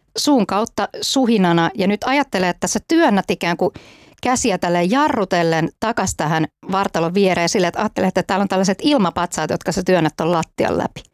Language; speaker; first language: Finnish; native; Finnish